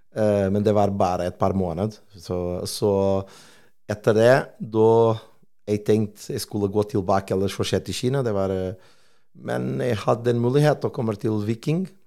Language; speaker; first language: Norwegian; non-native, fluent; Portuguese